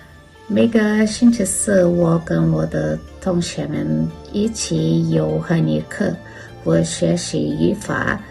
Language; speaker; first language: Chinese; non-native, learner; Portuguese